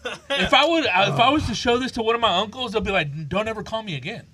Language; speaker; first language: English; early bilingual, other home language; Spanish